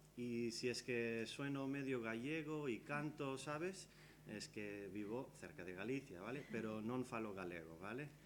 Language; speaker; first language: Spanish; early bilingual, other home language; English